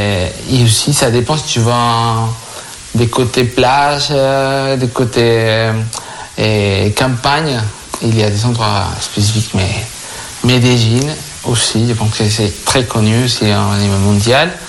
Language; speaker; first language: French; non-native, fluent; Spanish